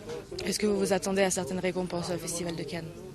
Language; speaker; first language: French; non-native, fluent; Serbian